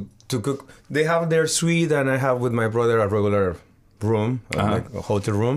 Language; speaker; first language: English; non-native, learner; Spanish